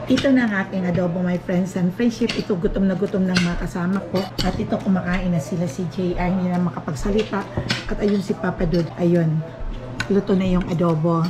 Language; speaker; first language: Filipino; non-native, local second language; Aklanon